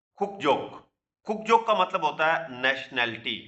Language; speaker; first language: Urdu; non-native, local second language; Punjabi